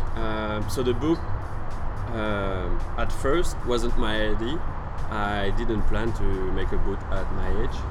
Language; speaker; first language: English; non-native, fluent; French